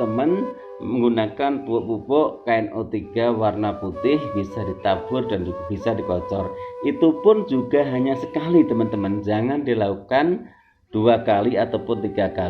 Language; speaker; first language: Indonesian; native; Indonesian